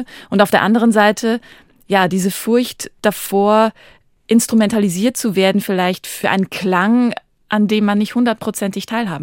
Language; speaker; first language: German; native; German